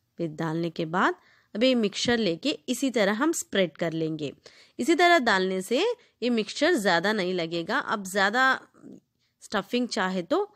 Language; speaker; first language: Hindi; non-native, local second language; Telugu